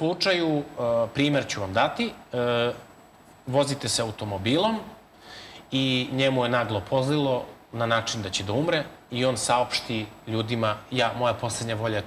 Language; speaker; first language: Serbian; native; Serbian